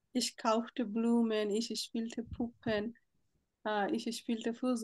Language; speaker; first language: German; non-native, fluent; Bangla